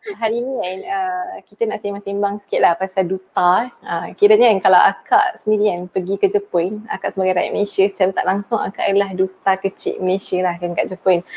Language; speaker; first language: Malay; native; Malay